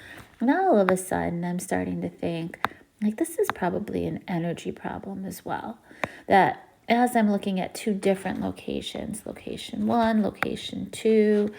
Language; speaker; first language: English; native; English